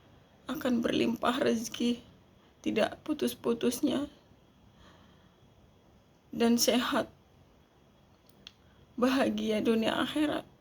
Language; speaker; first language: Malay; non-native, local second language; Javanese